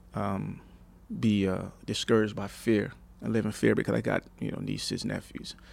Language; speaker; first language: English; native; English